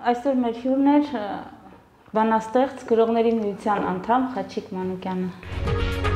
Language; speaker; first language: Armenian; native; Armenian